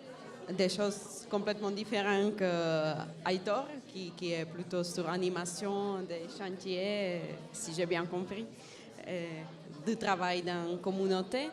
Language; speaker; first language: French; non-native, fluent; Czech